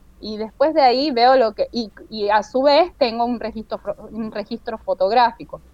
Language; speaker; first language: Spanish; native; Spanish